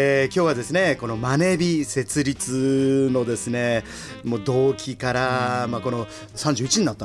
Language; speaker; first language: Japanese; native; Japanese